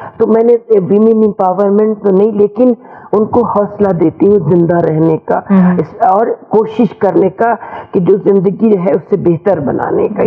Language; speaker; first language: Hindi; native; Hindi